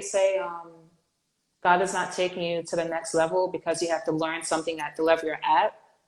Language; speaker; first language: English; native; English